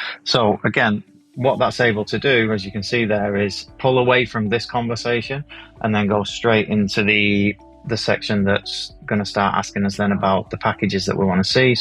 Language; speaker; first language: English; native; English